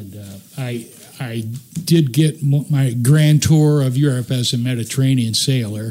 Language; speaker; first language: English; native; English